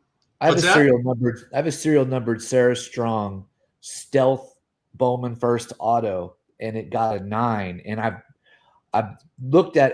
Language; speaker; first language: English; native; English